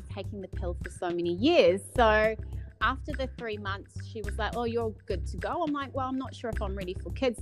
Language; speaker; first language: English; native; English